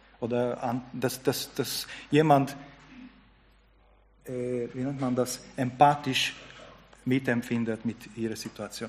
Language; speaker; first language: German; non-native, fluent; Hungarian